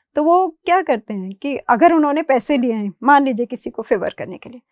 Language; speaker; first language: Hindi; native; Hindi